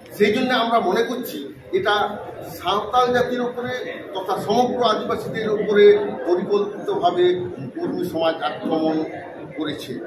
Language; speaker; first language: Bangla; non-native, local second language; Santali